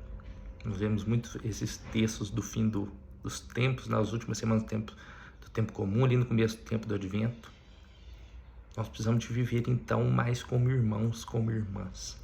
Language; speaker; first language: Portuguese; native; Portuguese